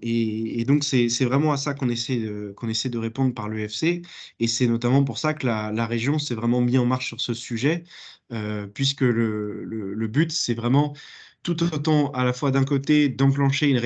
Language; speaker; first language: French; native; French